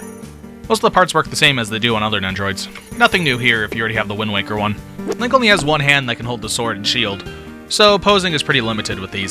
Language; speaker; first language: English; native; English